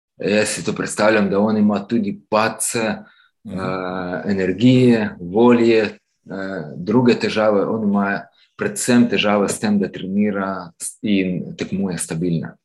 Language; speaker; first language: Slovenian; non-native, fluent; Ukrainian